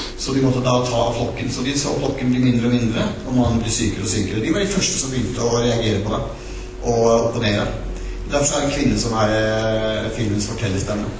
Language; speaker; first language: Norwegian; non-native, local second language; Northern Sami